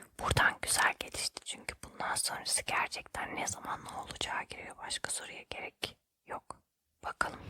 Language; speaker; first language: Turkish; native; Turkish